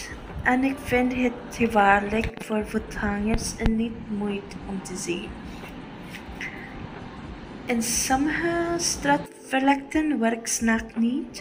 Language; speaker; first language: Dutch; non-native, learner; Filipino